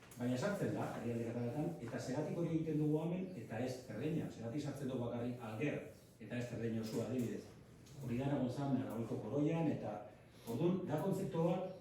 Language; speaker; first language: Basque; non-native, fluent; Catalan